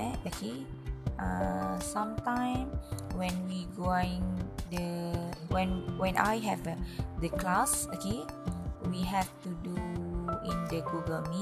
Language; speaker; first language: English; non-native, learner; Malay